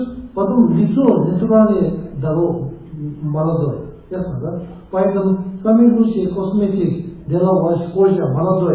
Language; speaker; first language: Russian; non-native, learner; Tibetan